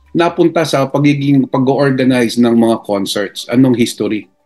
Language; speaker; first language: Filipino; native; Filipino